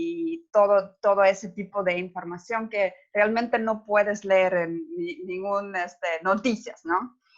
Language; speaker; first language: Spanish; non-native, fluent; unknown